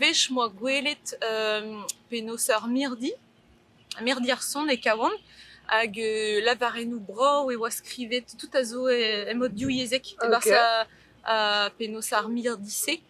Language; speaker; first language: French; native; French